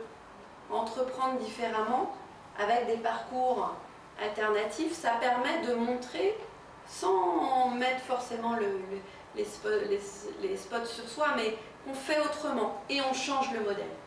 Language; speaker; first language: French; native; French